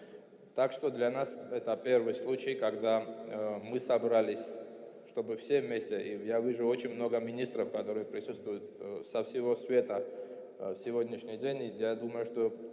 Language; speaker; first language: Russian; non-native, fluent; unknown